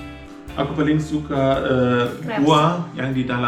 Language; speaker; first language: Indonesian; non-native, fluent; German